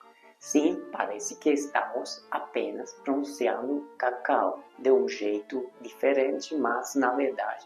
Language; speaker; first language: Portuguese; non-native, fluent; Hungarian